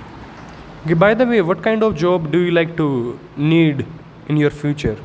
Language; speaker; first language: English; non-native, local second language; Hindi